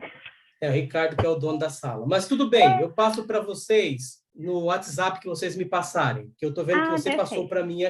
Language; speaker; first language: Portuguese; native; Portuguese